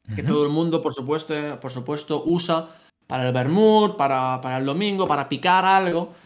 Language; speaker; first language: Spanish; native; Spanish